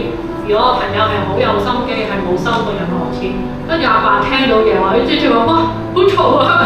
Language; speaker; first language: Cantonese; native; Cantonese